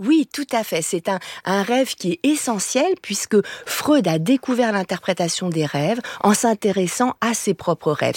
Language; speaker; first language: French; native; French